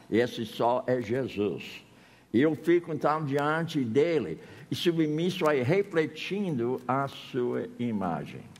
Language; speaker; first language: Portuguese; non-native, fluent; English